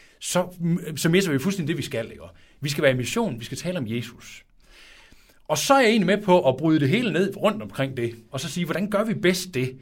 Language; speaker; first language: Danish; native; Danish